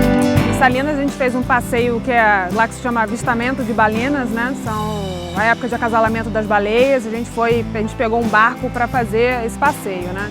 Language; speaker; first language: Portuguese; native; Portuguese